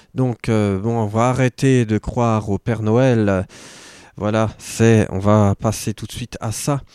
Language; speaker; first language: French; native; French